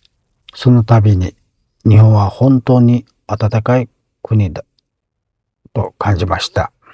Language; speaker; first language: Japanese; non-native, fluent; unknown